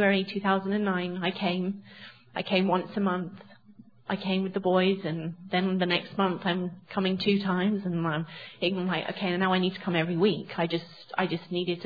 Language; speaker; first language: English; native; English